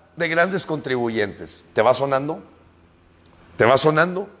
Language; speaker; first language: Spanish; native; Spanish